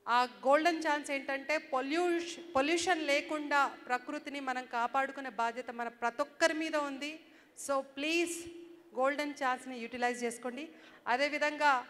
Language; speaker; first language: Telugu; native; Telugu